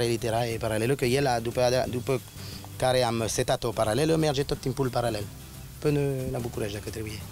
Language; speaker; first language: Romanian; non-native, fluent; French